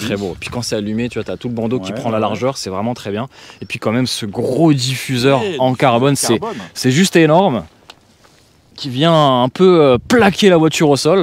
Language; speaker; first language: French; native; French